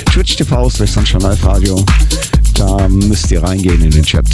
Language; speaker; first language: German; native; German